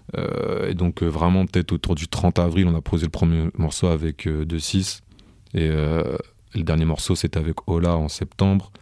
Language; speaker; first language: French; native; French